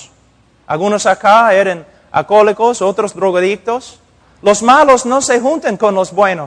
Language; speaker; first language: Spanish; non-native, fluent; English